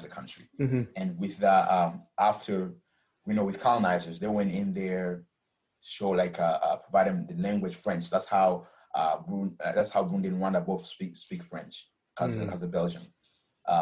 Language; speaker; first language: English; early bilingual, other home language; Rundi